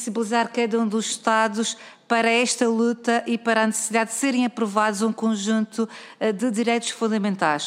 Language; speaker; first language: Portuguese; native; Portuguese